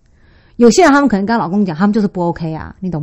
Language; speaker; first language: Chinese; native; Chinese